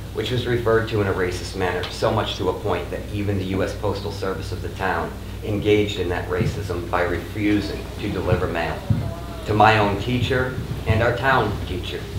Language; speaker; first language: English; native; English